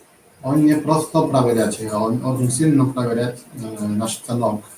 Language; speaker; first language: Russian; non-native, learner; Chinese